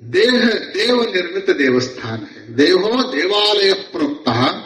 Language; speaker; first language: Hindi; non-native, local second language; Kannada